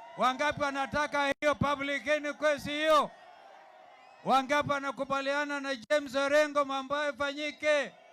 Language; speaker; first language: Swahili; non-native, local second language; Gusii